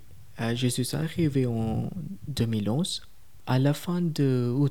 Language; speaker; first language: French; non-native, learner; Tamil